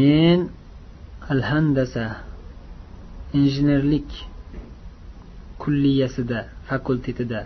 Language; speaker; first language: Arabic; non-native, fluent; Uzbek